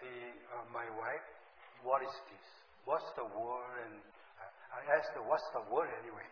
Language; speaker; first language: English; non-native, learner; Korean